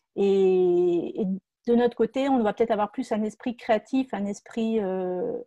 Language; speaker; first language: French; native; French